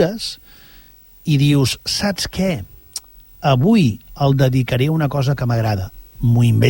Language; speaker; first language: Catalan; native; Catalan